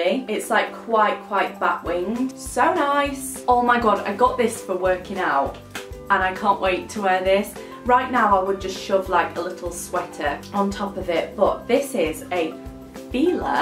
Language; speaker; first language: English; native; English